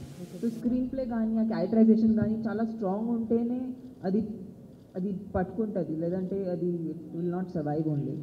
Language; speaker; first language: Telugu; non-native, fluent; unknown